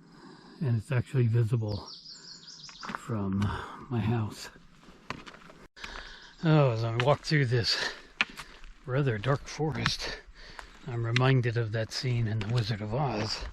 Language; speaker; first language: English; native; English